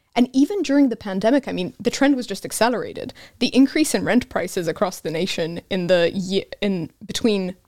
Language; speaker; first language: English; non-native, fluent; Hebrew